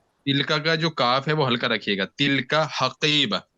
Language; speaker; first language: Hindi; native; Hindi